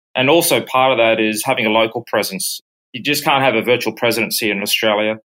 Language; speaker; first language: English; native; English